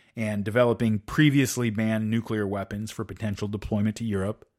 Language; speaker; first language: English; native; English